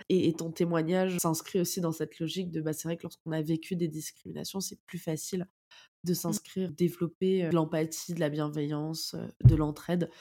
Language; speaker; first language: French; native; French